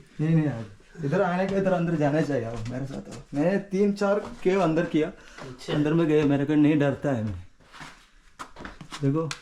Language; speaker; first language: Hindi; non-native, local second language; Malayalam